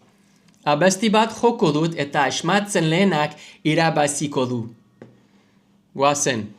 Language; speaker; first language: Basque; non-native, learner; English